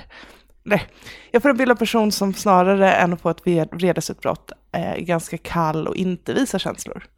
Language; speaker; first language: Swedish; native; Swedish